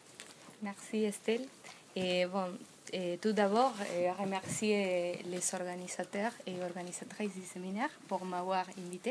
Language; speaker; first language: French; non-native, fluent; Spanish